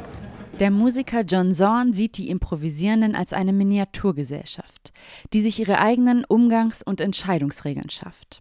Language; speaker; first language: German; native; German